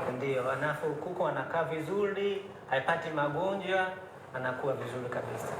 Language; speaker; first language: Swahili; non-native, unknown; Chinese